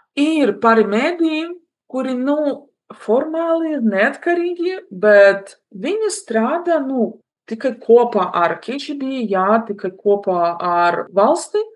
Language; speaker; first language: Latvian; non-native, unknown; Russian